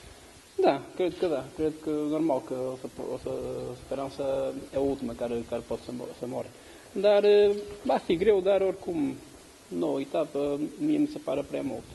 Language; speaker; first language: Romanian; non-native, learner; Portuguese